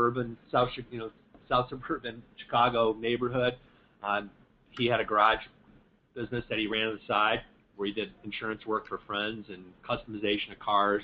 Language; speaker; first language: English; native; English